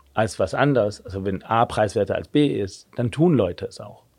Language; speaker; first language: German; non-native, fluent; Danish